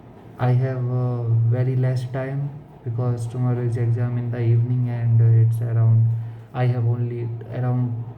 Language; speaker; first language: English; non-native, local second language; Hindi